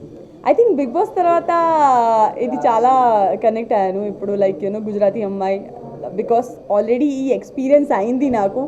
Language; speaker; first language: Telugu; non-native, learner; Gujarati